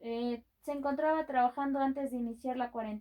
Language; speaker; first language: Spanish; native; Spanish